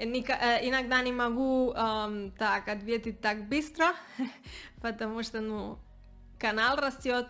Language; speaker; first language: Russian; non-native, learner; Spanish